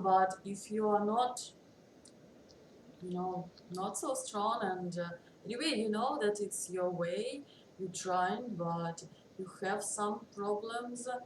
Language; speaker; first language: English; non-native, learner; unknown